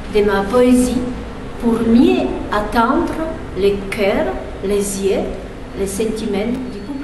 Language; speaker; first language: French; non-native, fluent; Polish